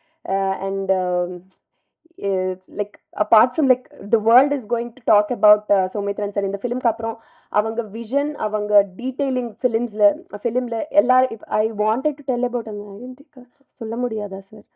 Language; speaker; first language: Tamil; non-native, fluent; Telugu